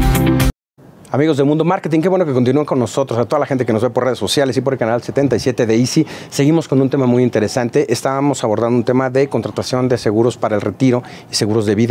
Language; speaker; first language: Spanish; native; Spanish